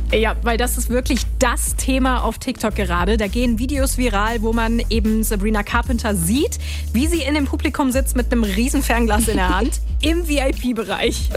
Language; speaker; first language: German; native; German